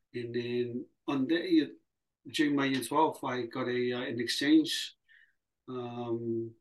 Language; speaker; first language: English; early bilingual, other home language; Samoan